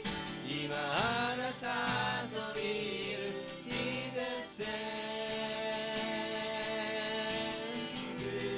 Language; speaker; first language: Japanese; native; Japanese